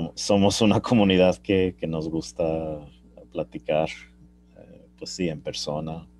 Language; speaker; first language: Spanish; early bilingual, heritage; Spanish